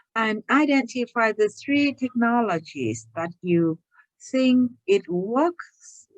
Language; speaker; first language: English; non-native, fluent; Vietnamese